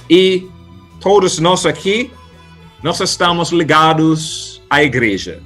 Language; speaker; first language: Portuguese; non-native, fluent; English